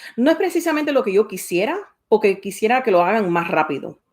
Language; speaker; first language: Spanish; early bilingual, heritage; Spanish